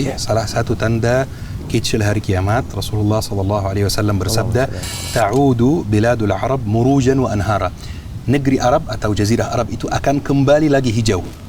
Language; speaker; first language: Indonesian; non-native, fluent; Arabic